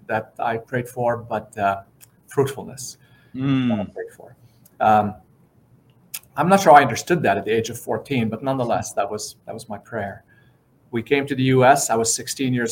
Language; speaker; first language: English; non-native, fluent; Arabic